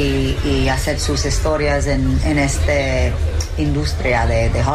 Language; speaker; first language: Spanish; early bilingual, heritage; English